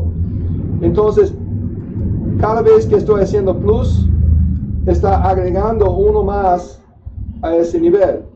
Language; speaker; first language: Spanish; non-native, fluent; English